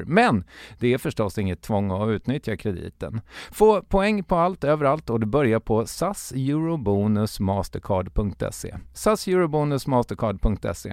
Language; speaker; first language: Swedish; native; Swedish